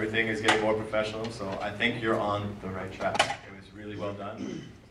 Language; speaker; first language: English; native; English